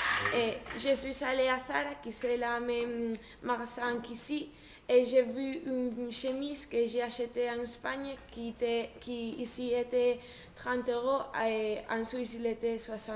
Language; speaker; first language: French; non-native, learner; Spanish